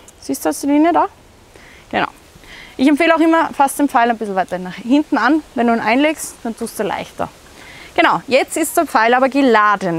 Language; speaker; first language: German; native; German